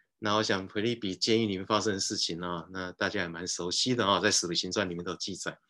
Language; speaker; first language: Chinese; native; Chinese